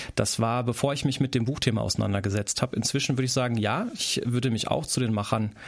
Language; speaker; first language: German; native; German